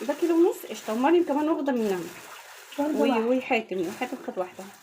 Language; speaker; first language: Arabic; native; Arabic